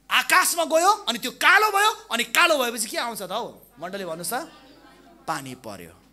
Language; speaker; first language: Nepali; non-native, local second language; Limburgish